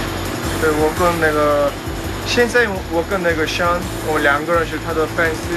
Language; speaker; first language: Chinese; non-native, learner; Korean